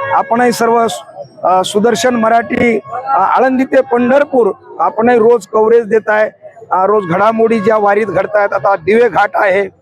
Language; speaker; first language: Marathi; native; Marathi